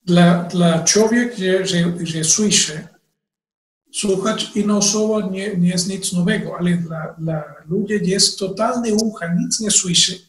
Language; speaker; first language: Polish; non-native, learner; Spanish